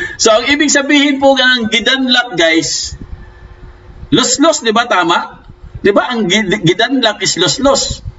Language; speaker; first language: Filipino; non-native, local second language; Cebuano